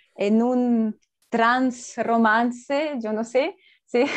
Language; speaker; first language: Spanish; non-native, fluent; Russian